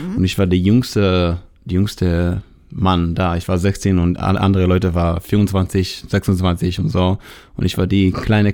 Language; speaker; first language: German; non-native, learner; Hebrew